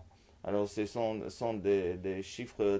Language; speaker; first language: French; non-native, fluent; Romanian